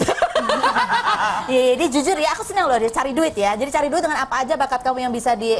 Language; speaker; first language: Indonesian; native; Indonesian